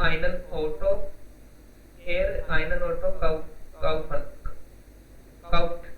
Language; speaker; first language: German; non-native, learner; Hindi